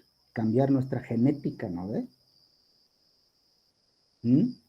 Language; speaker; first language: Spanish; native; Spanish